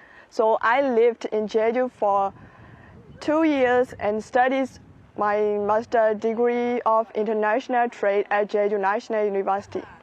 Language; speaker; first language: English; non-native, fluent; Burmese